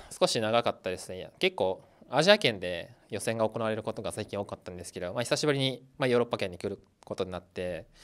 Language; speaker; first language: Japanese; native; Japanese